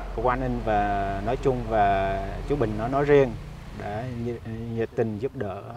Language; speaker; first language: Vietnamese; non-native, local second language; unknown